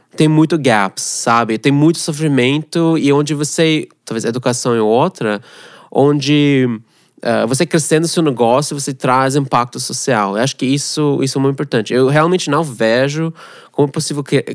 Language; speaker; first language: Portuguese; non-native, fluent; Russian